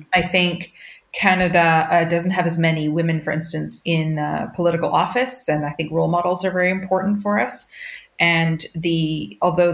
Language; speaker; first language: English; native; English